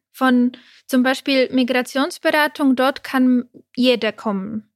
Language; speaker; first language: German; non-native, fluent; Czech